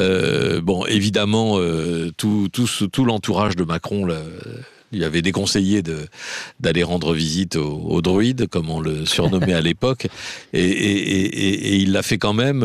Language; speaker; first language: French; native; French